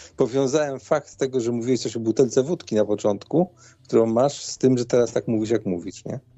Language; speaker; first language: Polish; native; Polish